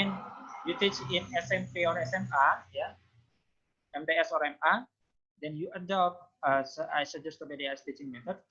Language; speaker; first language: English; non-native, fluent; Indonesian